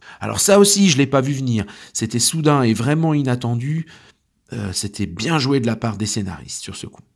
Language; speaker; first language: French; native; French